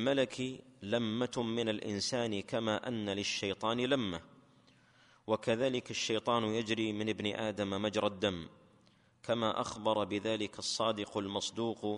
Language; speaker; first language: Arabic; native; Arabic